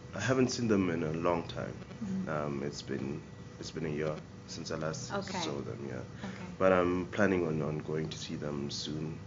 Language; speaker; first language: English; non-native, local second language; Shona